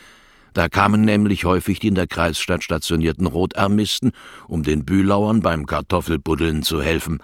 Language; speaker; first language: German; native; German